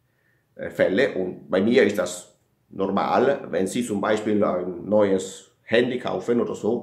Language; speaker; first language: German; non-native, fluent; Italian